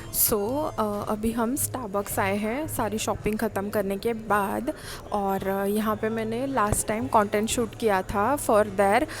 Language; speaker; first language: Hindi; non-native, local second language; Marathi